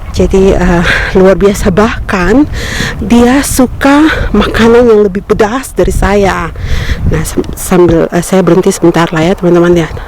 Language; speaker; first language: Indonesian; native; Indonesian